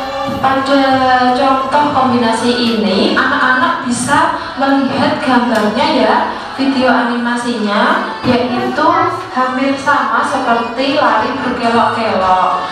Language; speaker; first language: Indonesian; native; Indonesian